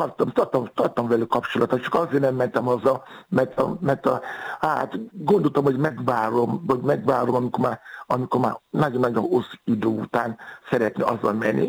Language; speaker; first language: Hungarian; non-native, learner; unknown